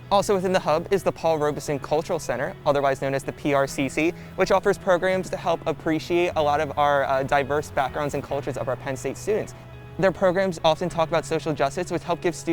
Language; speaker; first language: English; native; English